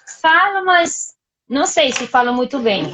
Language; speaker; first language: Portuguese; non-native, fluent; Spanish